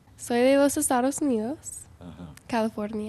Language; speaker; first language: Spanish; non-native, learner; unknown